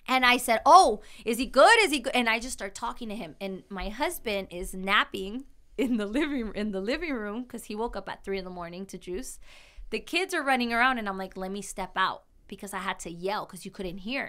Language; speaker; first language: English; early bilingual, other home language; Spanish